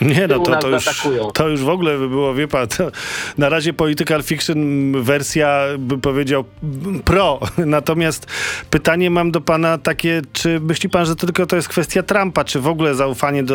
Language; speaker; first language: Polish; native; Polish